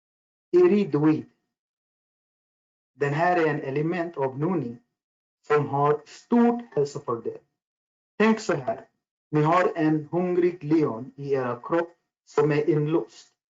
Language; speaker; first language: Swedish; non-native, fluent; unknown